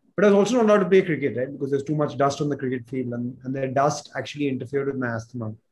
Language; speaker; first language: English; non-native, local second language; Hindi